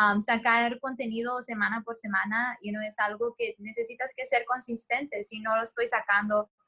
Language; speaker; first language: Spanish; early bilingual, heritage; Spanish